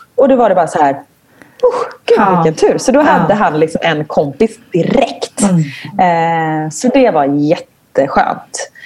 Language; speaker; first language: Swedish; native; Swedish